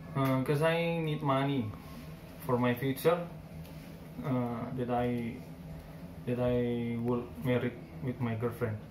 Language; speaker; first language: English; non-native, learner; Indonesian